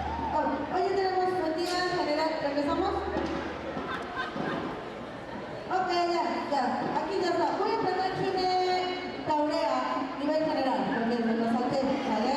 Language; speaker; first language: Spanish; native; Spanish